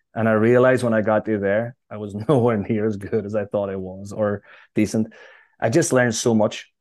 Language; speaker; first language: English; native; English